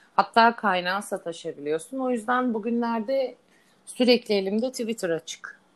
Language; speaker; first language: Turkish; native; Turkish